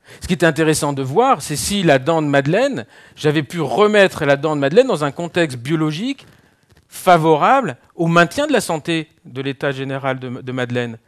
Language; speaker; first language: French; native; French